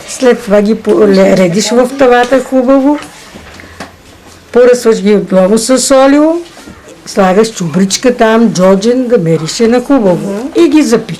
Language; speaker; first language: Bulgarian; native; Bulgarian